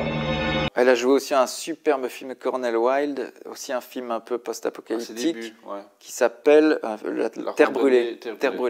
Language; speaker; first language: French; native; French